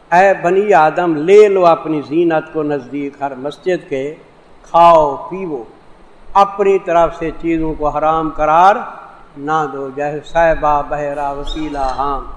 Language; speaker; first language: Urdu; non-native, local second language; Saraiki